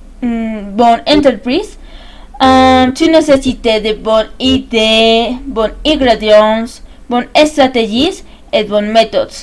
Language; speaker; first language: French; non-native, learner; Spanish